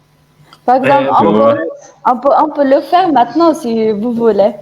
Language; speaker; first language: French; non-native, fluent; Arabic